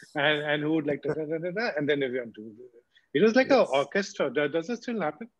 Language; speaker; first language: English; non-native, local second language; Bangla